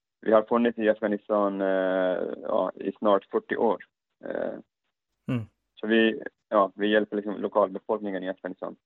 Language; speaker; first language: Swedish; non-native, fluent; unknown